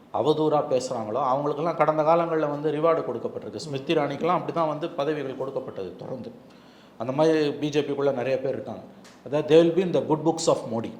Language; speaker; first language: Tamil; native; Tamil